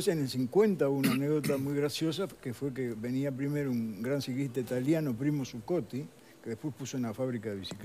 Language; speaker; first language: Spanish; native; Spanish